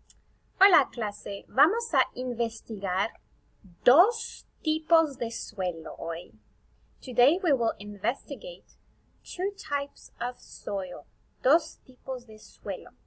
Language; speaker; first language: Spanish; non-native, fluent; English